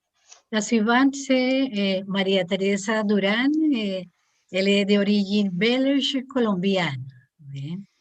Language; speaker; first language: French; non-native, learner; Spanish